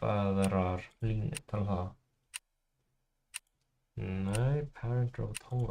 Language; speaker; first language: Icelandic; non-native, learner; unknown